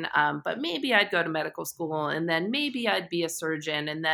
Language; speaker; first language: English; native; English